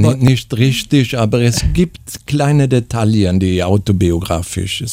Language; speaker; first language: German; non-native, fluent; Swedish